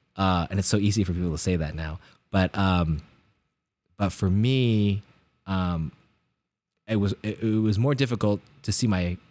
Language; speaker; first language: English; native; English